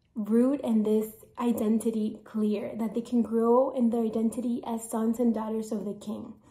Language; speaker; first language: English; non-native, fluent; Spanish